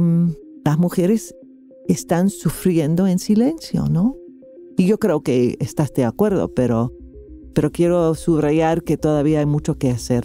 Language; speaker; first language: Spanish; non-native, fluent; English